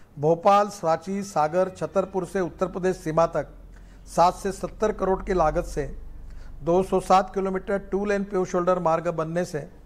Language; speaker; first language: Hindi; non-native, local second language; Marathi